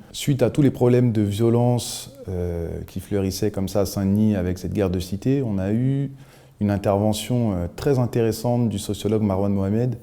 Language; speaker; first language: French; native; French